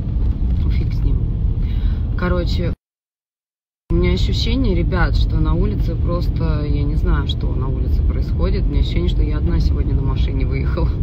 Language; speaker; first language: Russian; native; Russian